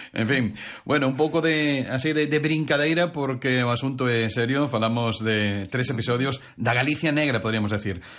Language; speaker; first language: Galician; native; Galician